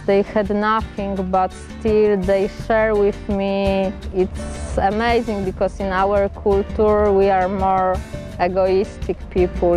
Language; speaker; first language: English; non-native, learner; Polish